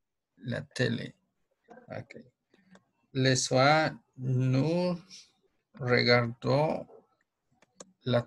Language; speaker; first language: French; non-native, learner; Spanish